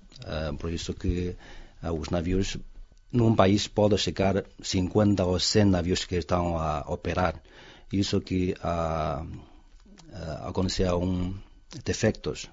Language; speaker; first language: Portuguese; non-native, fluent; Chinese